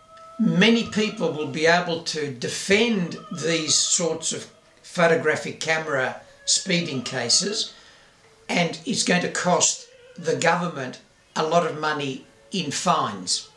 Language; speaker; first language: English; native; English